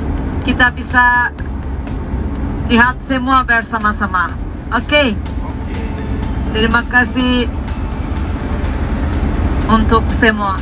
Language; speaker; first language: Indonesian; non-native, fluent; Turkish